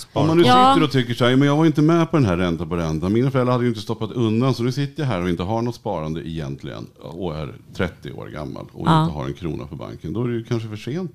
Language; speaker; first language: Swedish; native; Swedish